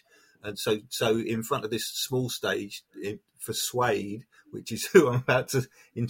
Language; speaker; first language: English; native; English